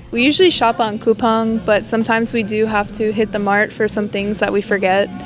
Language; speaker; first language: English; native; English